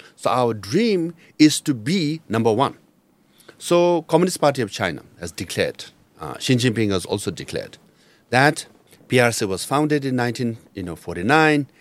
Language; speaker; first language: English; non-native, local second language; Nepali